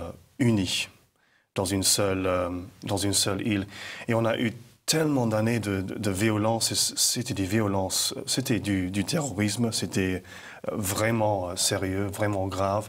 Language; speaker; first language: French; non-native, fluent; English